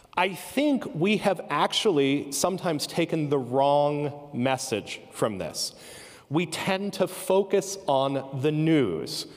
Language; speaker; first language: English; native; English